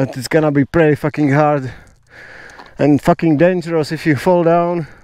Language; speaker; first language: English; non-native, learner; Czech